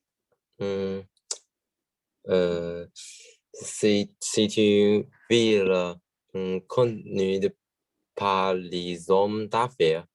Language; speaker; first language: French; non-native, learner; Chinese